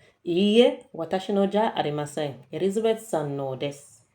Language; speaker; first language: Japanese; non-native, fluent; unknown